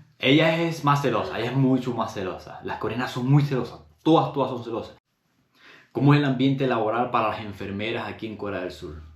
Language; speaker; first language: Spanish; native; Spanish